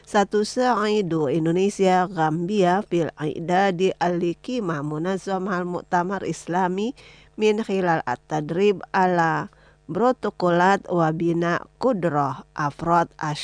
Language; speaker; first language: Arabic; non-native, fluent; Indonesian